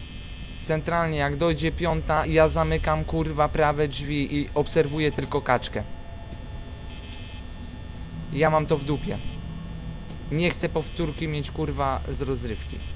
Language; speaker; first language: Polish; native; Polish